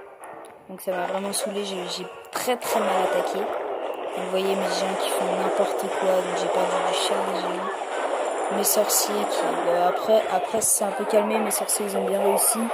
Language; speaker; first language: French; native; French